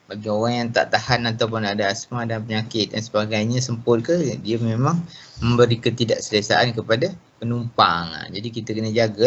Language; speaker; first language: Malay; native; Malay